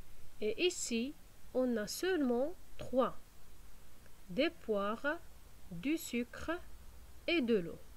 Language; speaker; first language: French; non-native, fluent; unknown